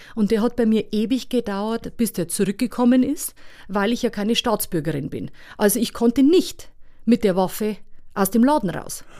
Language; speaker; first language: German; native; German